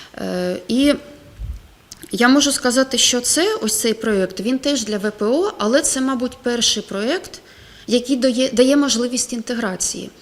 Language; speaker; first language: Ukrainian; non-native, local second language; Russian